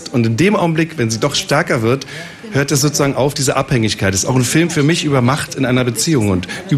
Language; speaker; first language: German; native; German